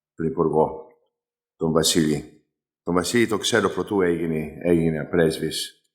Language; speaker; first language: Greek; early bilingual, heritage; Greek